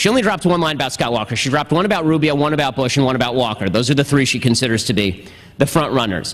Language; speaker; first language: English; native; English